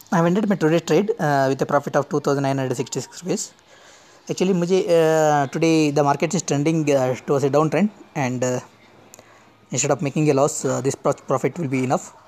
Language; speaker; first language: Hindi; non-native, local second language; Kannada